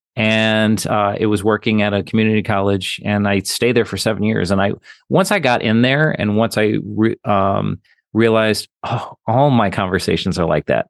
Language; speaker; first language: English; native; English